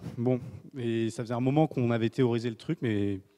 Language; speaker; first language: French; native; French